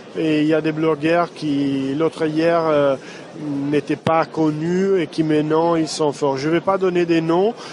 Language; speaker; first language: French; non-native, fluent; Italian